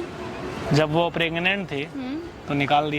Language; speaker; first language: Hindi; native; Hindi